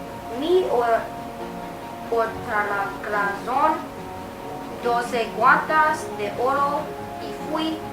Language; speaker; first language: Spanish; non-native, learner; English